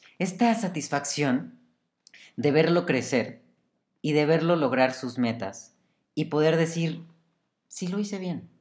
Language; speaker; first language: Spanish; native; Spanish